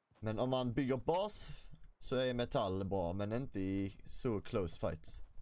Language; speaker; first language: Swedish; native; Swedish